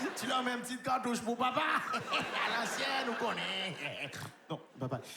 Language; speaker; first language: French; native; French